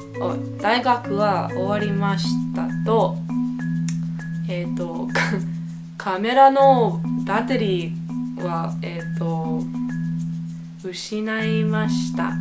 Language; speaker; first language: Japanese; non-native, learner; English